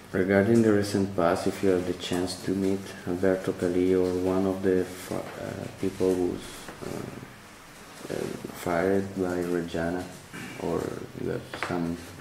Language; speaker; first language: English; non-native, fluent; Italian